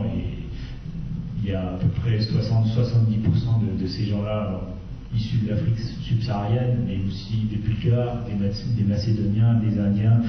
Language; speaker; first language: French; native; French